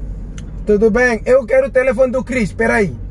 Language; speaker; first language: Portuguese; non-native, learner; Indonesian